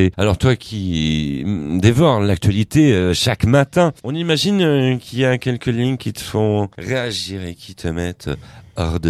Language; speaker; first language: French; native; French